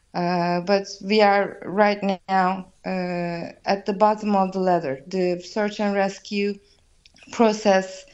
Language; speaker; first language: English; non-native, fluent; Turkish